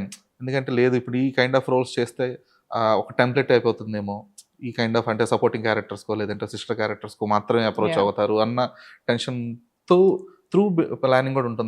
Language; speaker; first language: Telugu; native; Telugu